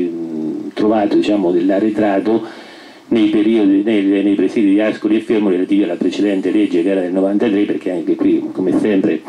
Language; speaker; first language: Italian; native; Italian